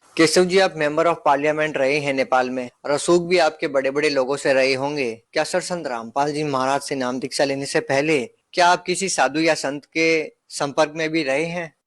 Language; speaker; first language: Hindi; native; Hindi